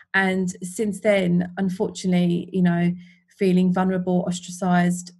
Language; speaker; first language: English; native; English